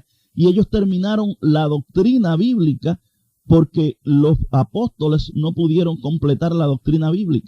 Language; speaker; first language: Spanish; native; Spanish